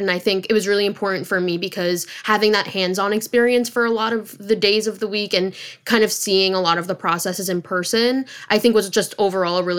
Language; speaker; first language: English; native; English